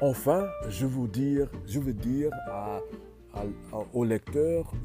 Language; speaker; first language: French; non-native, learner; English